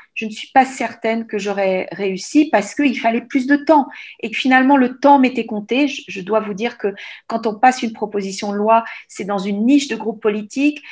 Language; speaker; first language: French; native; French